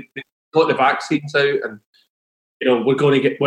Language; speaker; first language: English; native; English